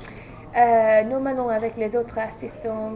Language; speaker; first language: French; non-native, fluent; English